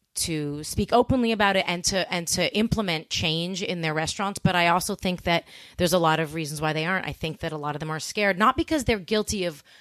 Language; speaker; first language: English; native; English